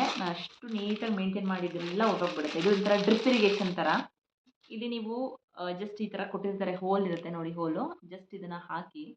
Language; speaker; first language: Kannada; native; Kannada